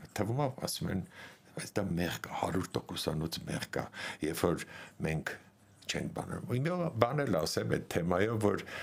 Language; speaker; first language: Armenian; native; Armenian